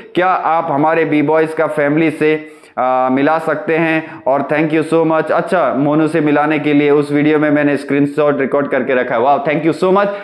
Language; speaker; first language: Hindi; non-native, local second language; Nepali